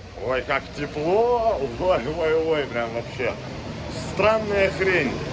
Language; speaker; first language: Russian; native; Russian